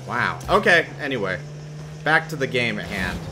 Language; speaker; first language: English; native; English